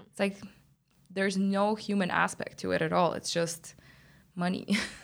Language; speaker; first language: English; non-native, fluent; Bulgarian